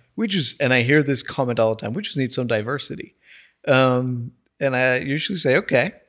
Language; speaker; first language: English; non-native, fluent; Spanish